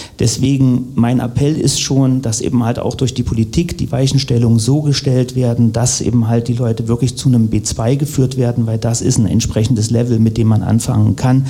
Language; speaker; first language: German; native; German